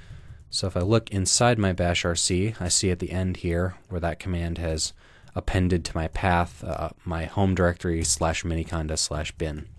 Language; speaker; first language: English; native; English